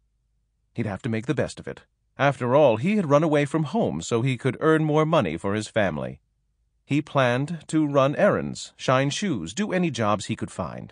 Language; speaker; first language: English; native; English